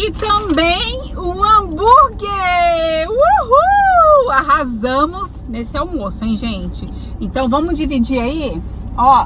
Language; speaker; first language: Portuguese; native; Portuguese